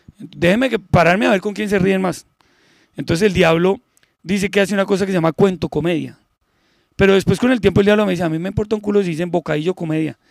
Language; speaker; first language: Spanish; native; Spanish